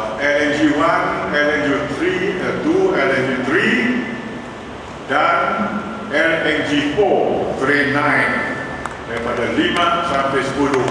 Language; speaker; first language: Malay; native; Malay